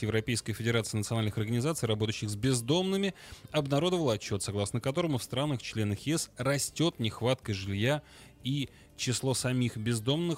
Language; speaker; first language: Russian; native; Russian